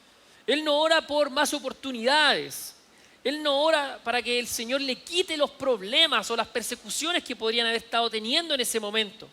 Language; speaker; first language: Spanish; native; Spanish